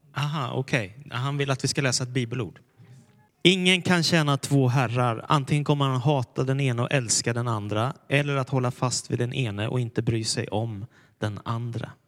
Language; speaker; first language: Swedish; native; Swedish